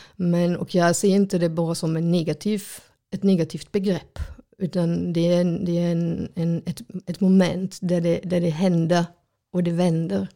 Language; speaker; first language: Swedish; non-native, fluent; German